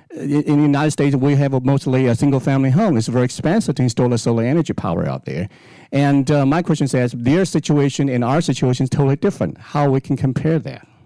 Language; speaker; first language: English; non-native, fluent; Chinese